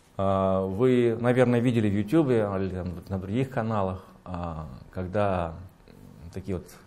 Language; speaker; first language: Russian; native; Russian